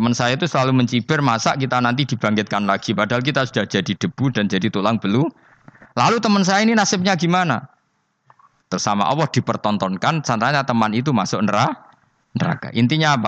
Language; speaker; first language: Malay; non-native, local second language; Javanese